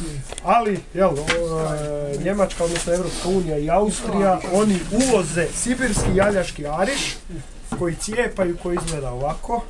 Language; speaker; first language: Croatian; native; Croatian